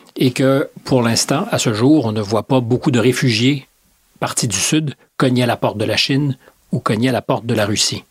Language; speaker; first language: French; native; French